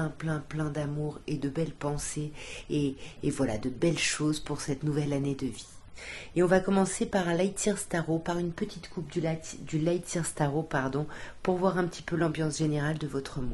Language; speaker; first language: French; native; French